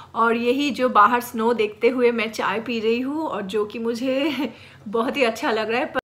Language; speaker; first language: Hindi; non-native, local second language; Bangla